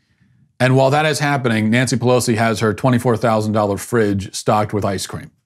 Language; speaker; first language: English; native; English